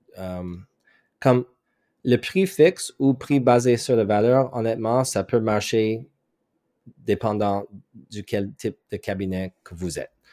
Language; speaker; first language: French; non-native, local second language; English